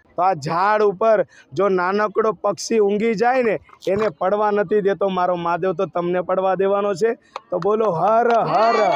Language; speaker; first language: Gujarati; non-native, local second language; Marathi